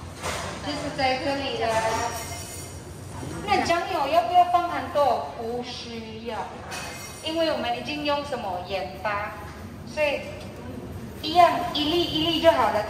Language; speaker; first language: Chinese; non-native, learner; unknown